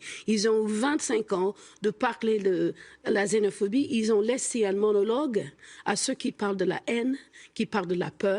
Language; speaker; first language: French; non-native, fluent; English